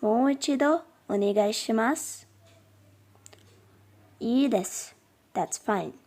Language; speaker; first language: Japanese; non-native, learner; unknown